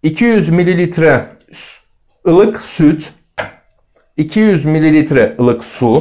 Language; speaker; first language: Turkish; native; Turkish